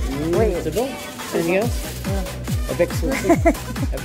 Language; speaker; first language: French; non-native, learner; English